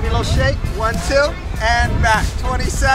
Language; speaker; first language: English; non-native, fluent; Portuguese